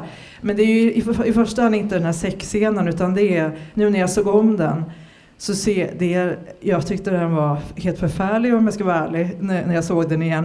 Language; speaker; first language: Swedish; native; Swedish